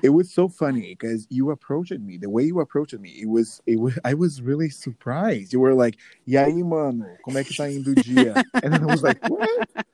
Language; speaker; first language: English; non-native, fluent; Portuguese